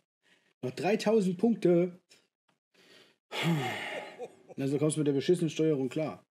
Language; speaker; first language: German; native; German